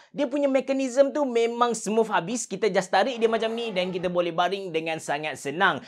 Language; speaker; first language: Malay; native; Malay